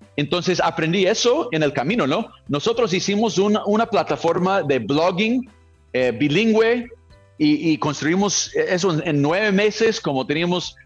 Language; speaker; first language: Spanish; non-native, fluent; English